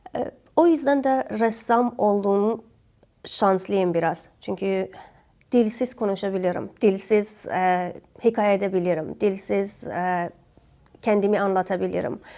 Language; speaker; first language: Turkish; non-native, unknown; Kurdish